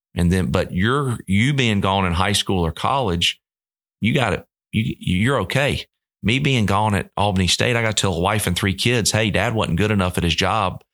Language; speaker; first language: English; native; English